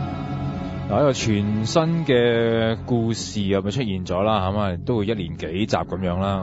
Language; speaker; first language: Cantonese; native; Cantonese